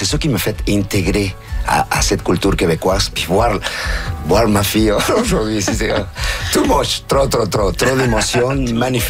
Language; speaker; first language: French; non-native, fluent; Spanish